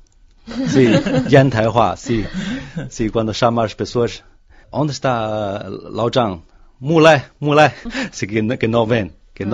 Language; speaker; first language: Portuguese; non-native, fluent; Chinese